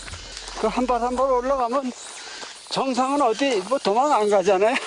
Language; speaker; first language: Korean; native; Korean